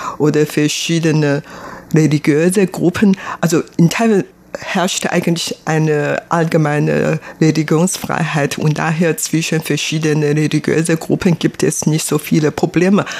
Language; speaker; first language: German; non-native, fluent; Chinese